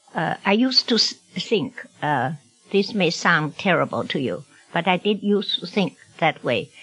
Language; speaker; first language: English; non-native, fluent; Chinese